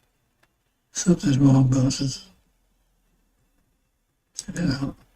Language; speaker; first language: English; native; English